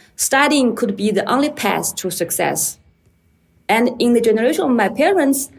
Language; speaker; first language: English; non-native, fluent; Chinese